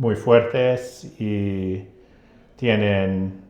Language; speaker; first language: Spanish; non-native, learner; English